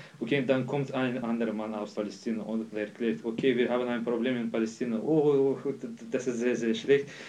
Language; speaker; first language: German; non-native, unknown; Azerbaijani